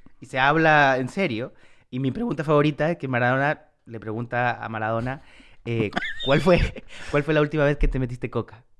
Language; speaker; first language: Spanish; native; Spanish